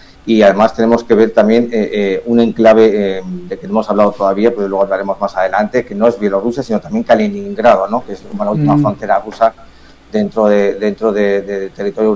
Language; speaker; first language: Spanish; native; Spanish